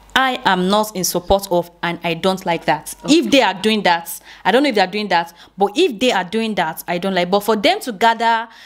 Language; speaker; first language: English; non-native, local second language; Igbo